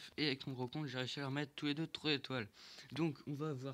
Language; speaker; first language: French; native; French